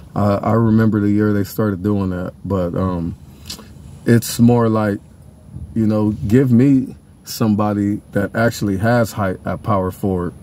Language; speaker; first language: English; native; English